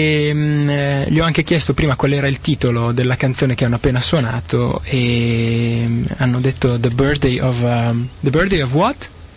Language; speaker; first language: Italian; native; Italian